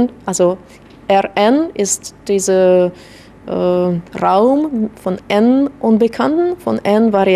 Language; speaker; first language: German; non-native, fluent; Russian